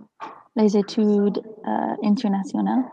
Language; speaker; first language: French; non-native, learner; English